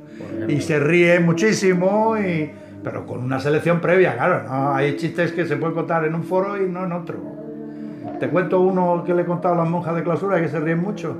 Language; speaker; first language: Spanish; native; Spanish